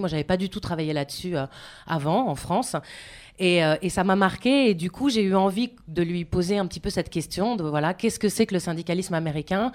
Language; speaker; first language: French; native; French